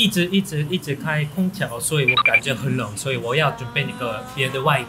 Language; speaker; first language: Chinese; non-native, learner; Korean